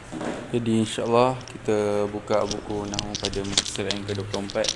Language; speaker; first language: Malay; native; Malay